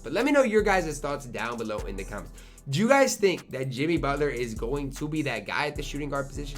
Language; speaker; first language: English; native; English